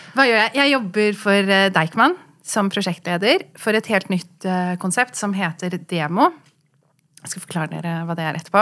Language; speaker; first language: Norwegian; early bilingual, other home language; Kurdish